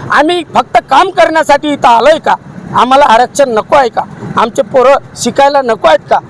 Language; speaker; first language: Marathi; non-native, local second language; Lambadi